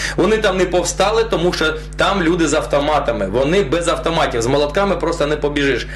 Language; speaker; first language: Ukrainian; non-native, local second language; Russian